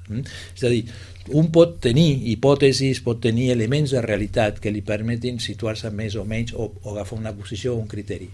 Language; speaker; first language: Catalan; native; Catalan